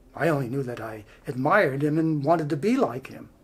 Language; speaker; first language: English; native; English